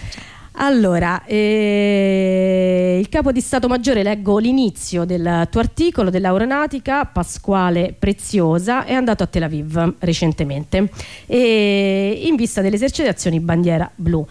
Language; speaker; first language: Italian; native; Italian